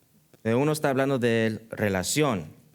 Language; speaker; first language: Spanish; early bilingual, heritage; Spanish